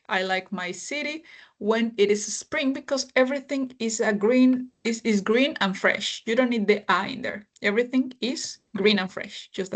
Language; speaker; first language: English; non-native, fluent; Spanish